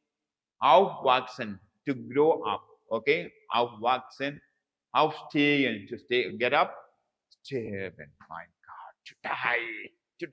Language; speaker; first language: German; non-native, fluent; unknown